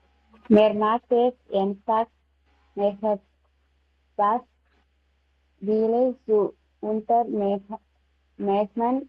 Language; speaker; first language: German; non-native, learner; Tamil